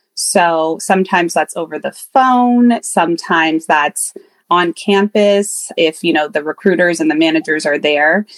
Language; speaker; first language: English; native; English